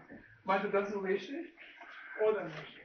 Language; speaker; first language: German; non-native, learner; Persian